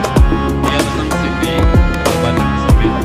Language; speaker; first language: Indonesian; non-native, learner; Turkish